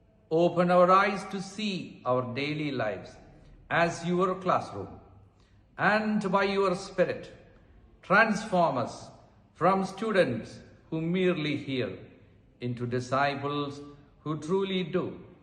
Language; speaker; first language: English; non-native, local second language; Malayalam